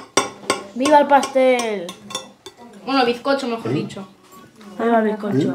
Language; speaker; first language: Spanish; native; Spanish